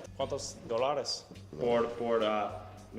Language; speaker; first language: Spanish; non-native, learner; English